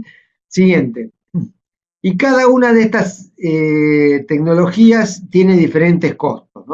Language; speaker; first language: Spanish; native; Spanish